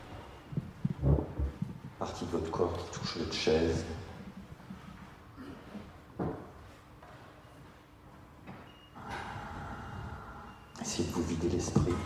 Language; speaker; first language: French; native; French